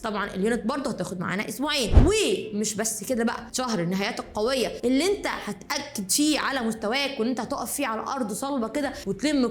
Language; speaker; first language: Arabic; native; Arabic